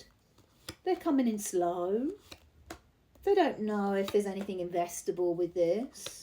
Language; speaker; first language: English; native; English